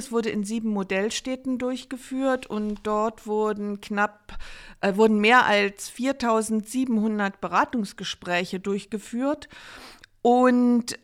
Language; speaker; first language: German; native; German